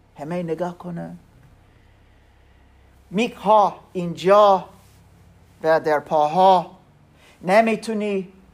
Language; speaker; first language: Persian; non-native, learner; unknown